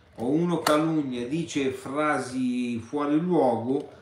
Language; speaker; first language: Italian; native; Italian